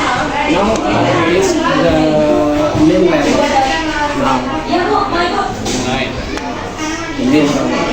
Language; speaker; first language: English; non-native, learner; Indonesian